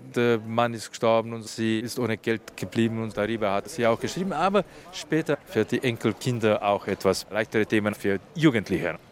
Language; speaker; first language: German; non-native, fluent; Slovenian